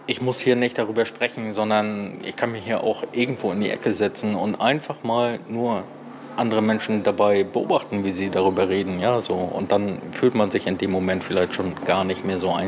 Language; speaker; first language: German; native; German